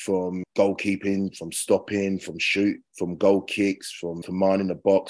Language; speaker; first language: English; native; English